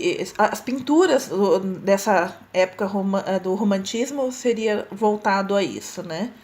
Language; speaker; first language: Portuguese; native; Portuguese